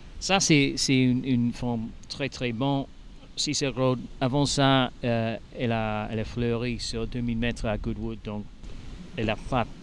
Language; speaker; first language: French; non-native, learner; English